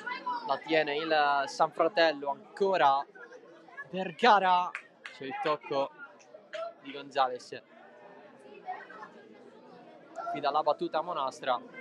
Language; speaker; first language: Italian; native; Italian